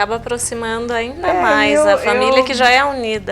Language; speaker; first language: Portuguese; native; Portuguese